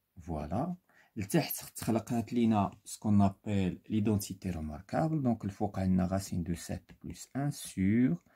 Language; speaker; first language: French; non-native, local second language; Arabic